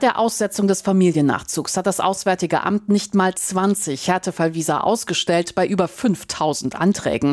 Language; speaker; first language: German; native; German